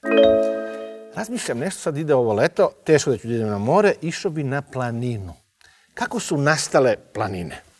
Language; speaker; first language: Serbian; native; Serbian